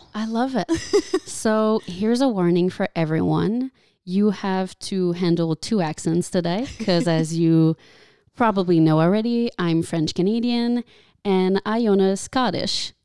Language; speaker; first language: English; non-native, fluent; French